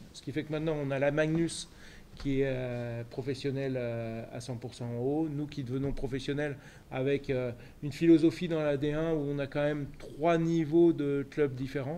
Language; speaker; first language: French; native; French